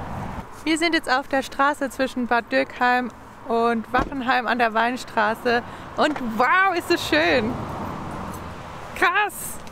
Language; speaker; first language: German; native; German